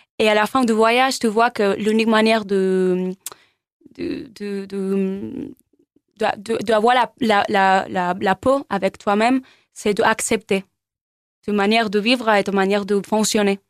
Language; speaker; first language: French; non-native, learner; Spanish